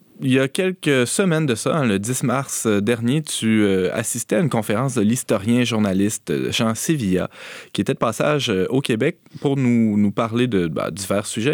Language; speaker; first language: French; native; French